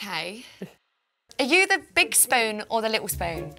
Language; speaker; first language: English; native; English